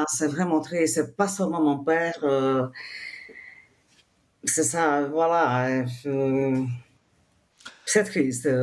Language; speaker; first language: French; non-native, fluent; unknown